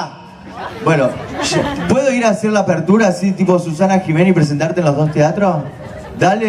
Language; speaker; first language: Spanish; native; Spanish